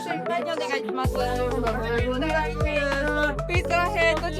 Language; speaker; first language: Japanese; non-native, learner; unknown